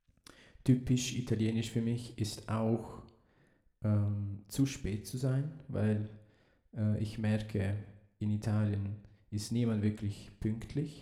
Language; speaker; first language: German; early bilingual, heritage; Italian